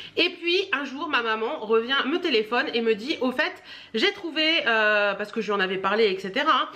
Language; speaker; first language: French; native; French